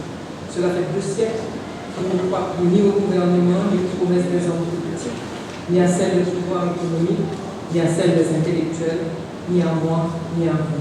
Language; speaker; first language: French; non-native, local second language; Haitian Creole